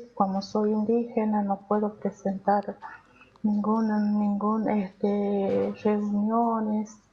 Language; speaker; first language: Spanish; non-native, local second language; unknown